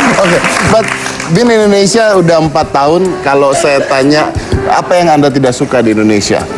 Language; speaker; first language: Indonesian; native; Indonesian